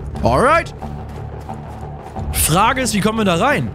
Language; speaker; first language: German; native; German